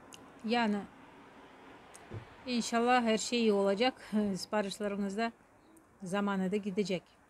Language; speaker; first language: Turkish; non-native, learner; Russian